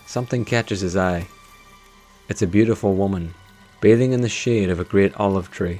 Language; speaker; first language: English; native; English